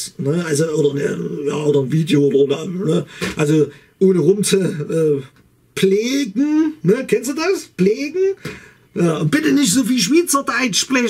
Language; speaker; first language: German; native; German